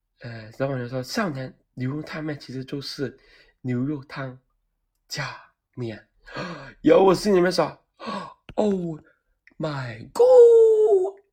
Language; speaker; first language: Chinese; non-native, local second language; Cantonese